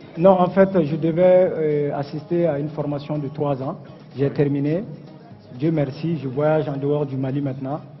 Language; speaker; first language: French; non-native, local second language; Bambara